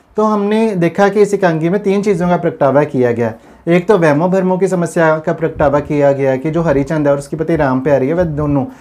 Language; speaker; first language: Hindi; non-native, local second language; Punjabi